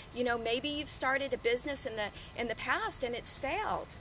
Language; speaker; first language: English; native; English